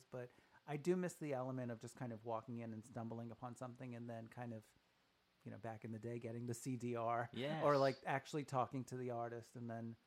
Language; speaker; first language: English; native; English